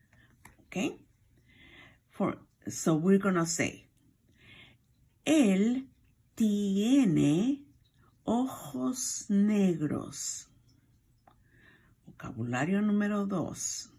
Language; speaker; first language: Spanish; non-native, fluent; English